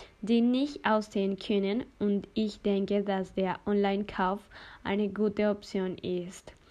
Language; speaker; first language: German; non-native, learner; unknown